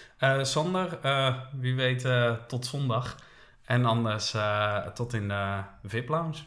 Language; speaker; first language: Dutch; native; Dutch